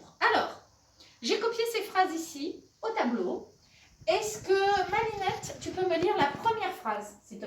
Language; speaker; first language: French; native; French